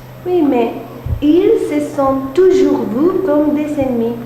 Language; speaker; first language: French; non-native, learner; Spanish